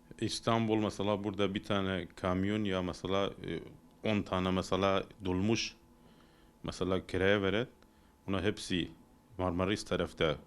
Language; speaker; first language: Turkish; non-native, learner; Persian